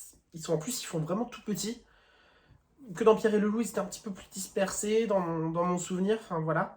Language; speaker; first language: French; native; French